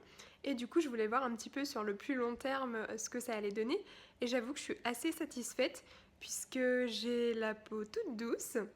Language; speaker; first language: French; native; French